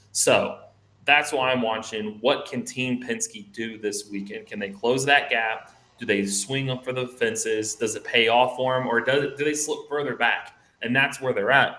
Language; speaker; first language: English; native; English